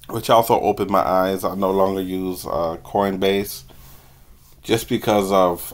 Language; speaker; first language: English; native; English